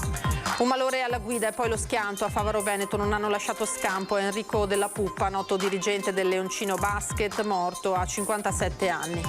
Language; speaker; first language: Italian; native; Italian